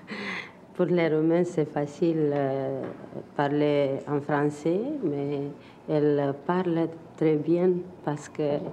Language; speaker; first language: French; non-native, learner; Romanian